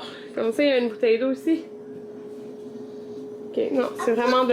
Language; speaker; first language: French; native; French